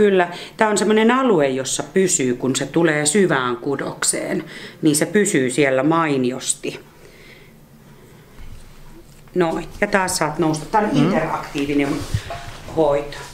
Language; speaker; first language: Finnish; native; Finnish